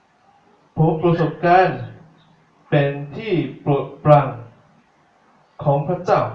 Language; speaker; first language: Thai; non-native, fluent; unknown